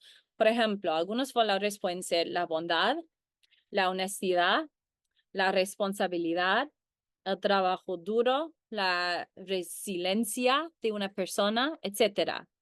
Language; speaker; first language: Spanish; early bilingual, heritage; Spanish